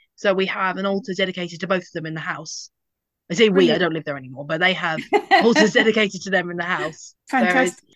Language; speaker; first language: English; native; English